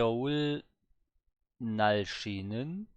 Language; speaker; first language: Korean; non-native, learner; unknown